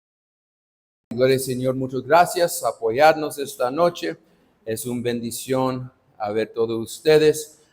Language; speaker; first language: Spanish; non-native, fluent; English